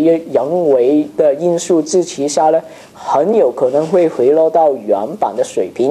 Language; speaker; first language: Chinese; non-native, local second language; Cantonese